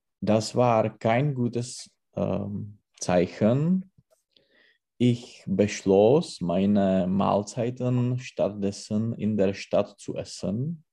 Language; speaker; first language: German; non-native, learner; Czech